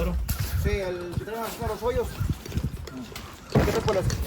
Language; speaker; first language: Spanish; native; Spanish